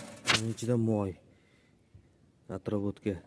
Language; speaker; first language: Uzbek; native; Uzbek